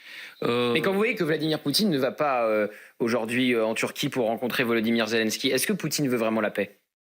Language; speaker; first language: French; native; French